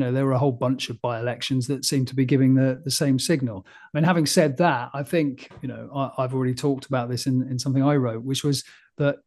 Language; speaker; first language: English; native; English